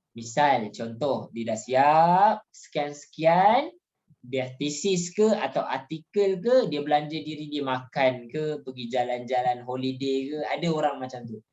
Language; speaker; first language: Malay; native; Malay